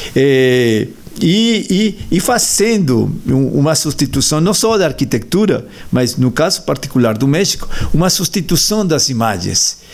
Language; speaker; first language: Portuguese; non-native, fluent; Spanish